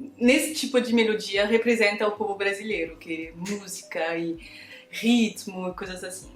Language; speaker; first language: Portuguese; non-native, fluent; French